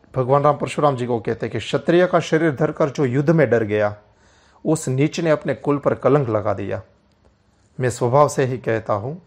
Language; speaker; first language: Hindi; non-native, local second language; Gujarati